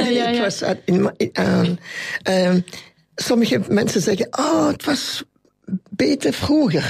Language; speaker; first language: Dutch; non-native, local second language; French